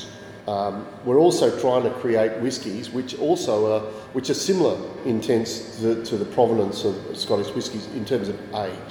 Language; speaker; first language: English; native; English